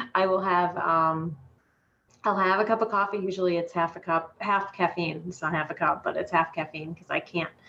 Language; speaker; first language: English; native; English